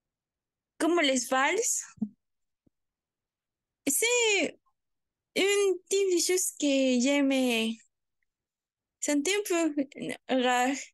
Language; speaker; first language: French; non-native, learner; Spanish